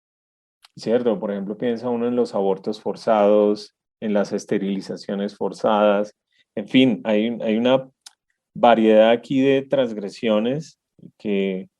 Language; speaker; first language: Spanish; native; Spanish